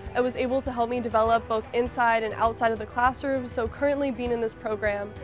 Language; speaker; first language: English; native; English